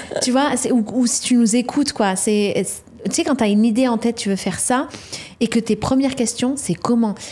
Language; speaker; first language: French; native; French